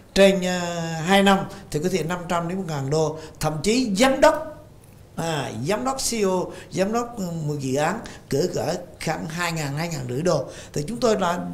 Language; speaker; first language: Vietnamese; native; Vietnamese